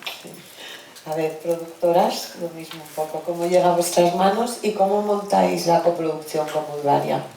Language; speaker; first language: Spanish; native; Spanish